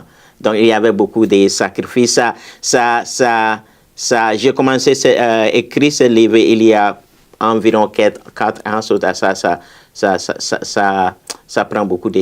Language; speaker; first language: French; non-native, fluent; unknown